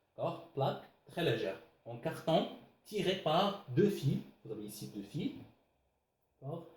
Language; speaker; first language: French; non-native, local second language; Arabic